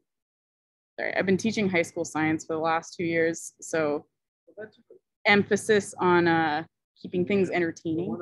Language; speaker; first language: English; native; English